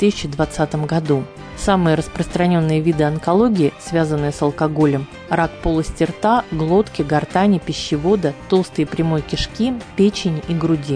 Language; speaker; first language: Russian; native; Russian